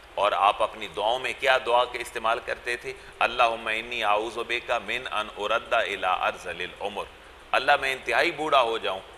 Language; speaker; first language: Urdu; non-native, local second language; Punjabi